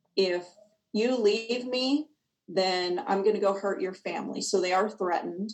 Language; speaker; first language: English; native; English